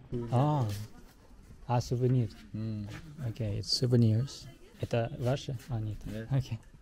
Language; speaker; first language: Russian; non-native, learner; French